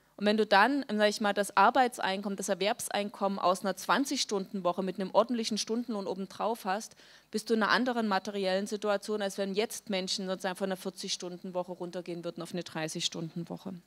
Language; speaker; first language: German; native; German